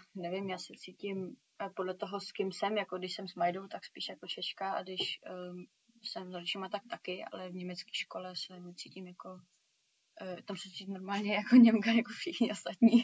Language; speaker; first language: Czech; early bilingual, heritage; Czech